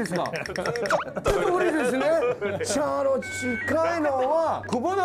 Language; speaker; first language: Japanese; non-native, learner; Chinese